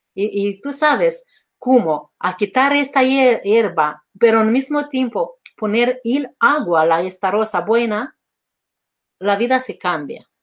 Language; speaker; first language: Spanish; non-native, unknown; Romanian